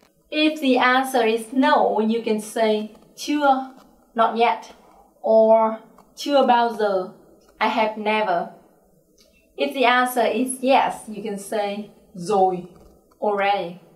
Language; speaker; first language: English; non-native, fluent; Vietnamese